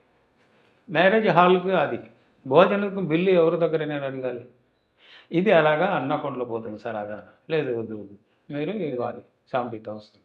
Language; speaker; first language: Telugu; non-native, learner; Tamil